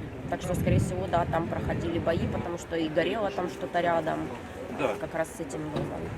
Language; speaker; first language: Russian; native; Russian